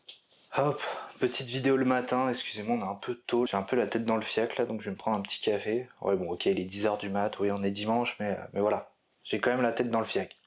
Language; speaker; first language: French; native; French